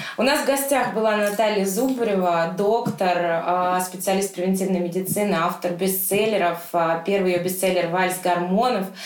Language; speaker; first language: Russian; native; Russian